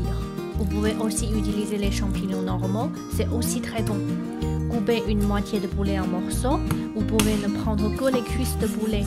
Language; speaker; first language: French; non-native, fluent; Chinese